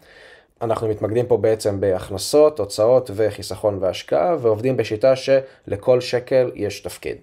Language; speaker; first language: Hebrew; native; Hebrew